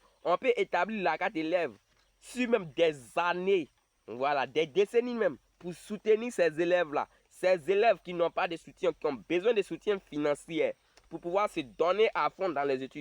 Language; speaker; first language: French; non-native, local second language; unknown